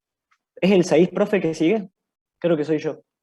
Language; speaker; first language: Spanish; native; Spanish